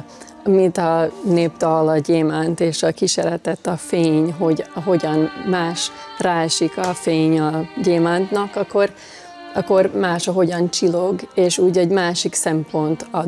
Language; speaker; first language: Hungarian; early bilingual, heritage; English